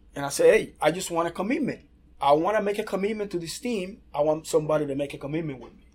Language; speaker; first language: English; non-native, fluent; Spanish